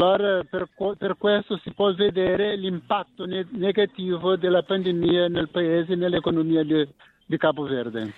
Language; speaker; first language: Italian; non-native, fluent; Kabuverdianu